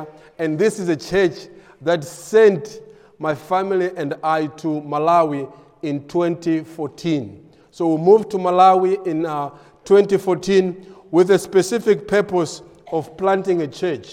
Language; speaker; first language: English; non-native, local second language; Nyanja